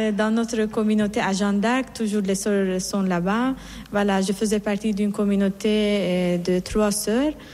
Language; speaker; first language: French; non-native, fluent; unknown